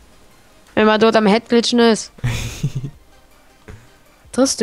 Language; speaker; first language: German; native; German